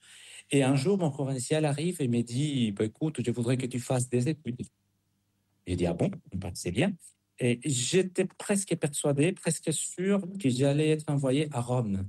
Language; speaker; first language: French; non-native, fluent; Spanish